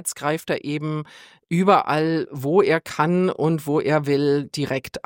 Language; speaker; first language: German; native; German